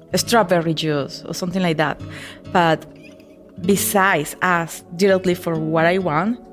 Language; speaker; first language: English; non-native, learner; Spanish